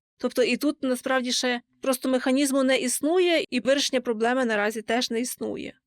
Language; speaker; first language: Ukrainian; native; Ukrainian